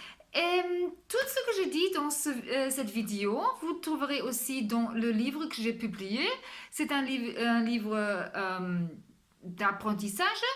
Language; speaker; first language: French; non-native, fluent; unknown